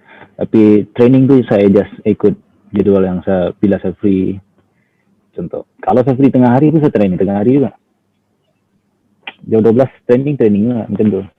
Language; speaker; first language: Malay; non-native, local second language; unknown